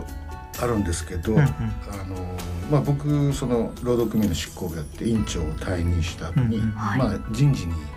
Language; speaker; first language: Japanese; native; Japanese